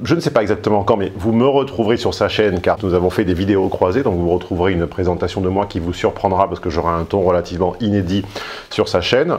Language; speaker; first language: French; native; French